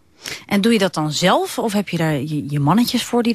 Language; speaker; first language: Dutch; native; Dutch